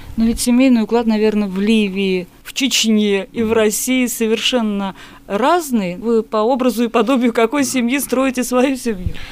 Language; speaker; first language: Russian; native; Russian